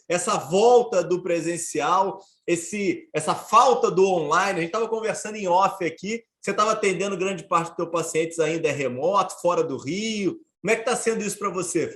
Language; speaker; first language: Portuguese; native; Portuguese